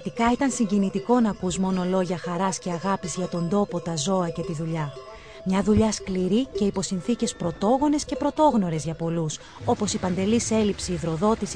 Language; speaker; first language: Greek; native; Greek